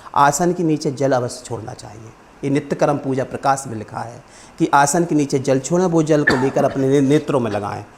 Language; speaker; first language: Hindi; native; Hindi